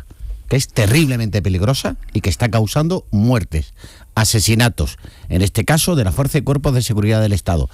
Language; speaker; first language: Spanish; native; Spanish